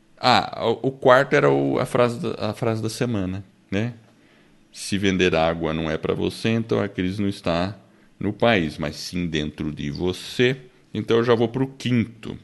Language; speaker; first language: Portuguese; early bilingual, other home language; English